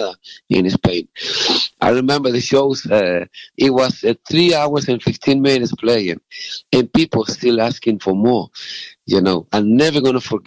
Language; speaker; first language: English; non-native, fluent; Spanish